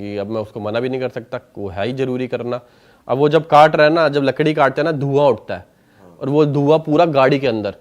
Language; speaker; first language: Hindi; non-native, local second language; Punjabi